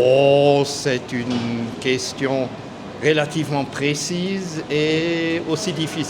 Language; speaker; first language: French; non-native, fluent; German